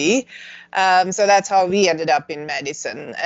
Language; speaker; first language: English; non-native, local second language; Sinhala